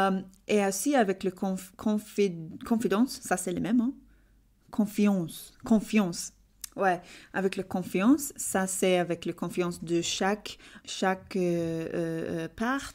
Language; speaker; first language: French; non-native, learner; English